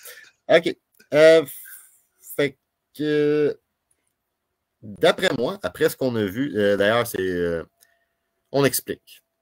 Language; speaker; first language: French; native; French